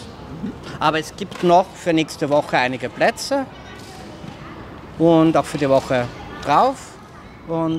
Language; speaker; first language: German; native; German